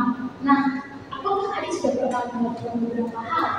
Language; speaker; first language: Indonesian; native; Indonesian